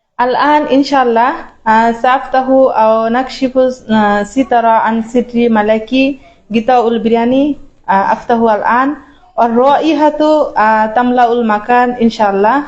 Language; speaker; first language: Arabic; non-native, learner; Bangla